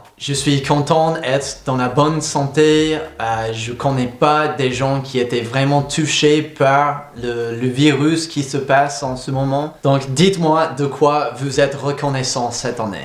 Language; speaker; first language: French; non-native, fluent; English